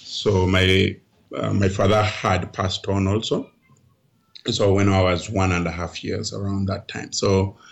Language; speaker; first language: English; non-native, local second language; Ganda